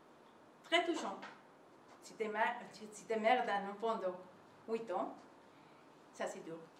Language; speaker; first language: French; non-native, learner; Spanish